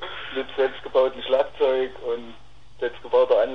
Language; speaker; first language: German; native; German